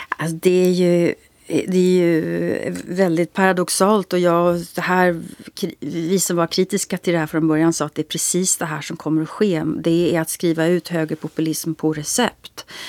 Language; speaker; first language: Swedish; native; Swedish